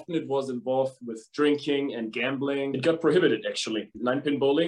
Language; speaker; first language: English; non-native, fluent; German